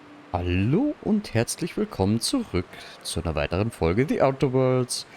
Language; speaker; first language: German; native; German